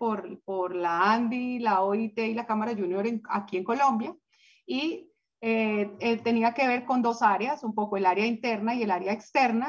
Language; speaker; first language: Spanish; native; Spanish